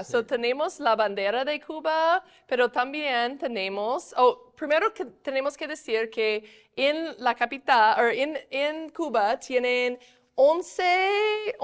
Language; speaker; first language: Spanish; non-native, fluent; English